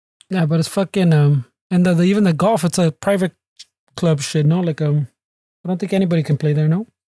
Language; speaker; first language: English; early bilingual, other home language; Spanish